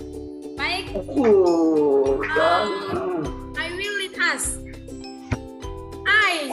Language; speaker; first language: English; non-native, learner; Indonesian